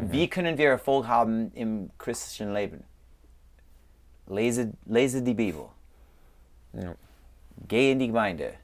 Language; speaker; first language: German; non-native, learner; English